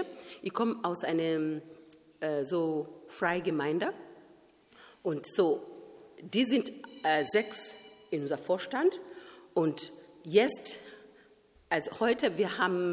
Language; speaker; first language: German; non-native, fluent; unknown